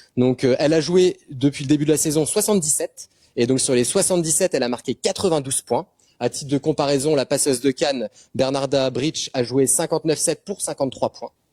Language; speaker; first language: French; native; French